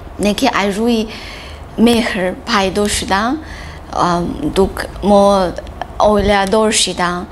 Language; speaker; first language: Tajik; non-native, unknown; Chinese